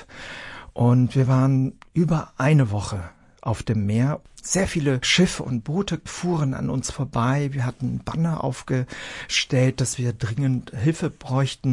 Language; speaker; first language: German; early bilingual, other home language; Vietnamese